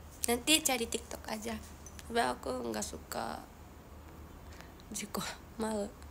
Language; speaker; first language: Indonesian; non-native, learner; Japanese